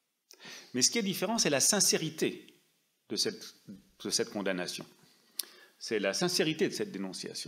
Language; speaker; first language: French; native; French